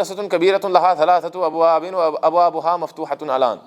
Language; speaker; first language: Arabic; non-native, fluent; Kashmiri